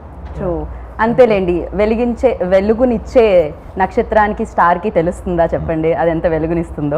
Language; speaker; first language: Telugu; native; Telugu